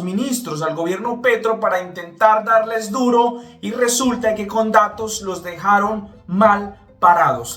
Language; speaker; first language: Spanish; native; Spanish